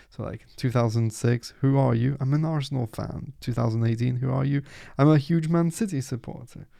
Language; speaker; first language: English; non-native, fluent; French